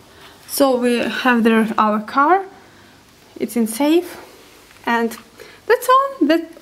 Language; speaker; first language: English; non-native, learner; Ukrainian